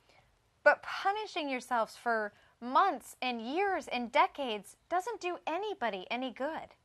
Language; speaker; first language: English; native; English